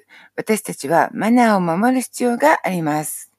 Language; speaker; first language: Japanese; non-native, learner; English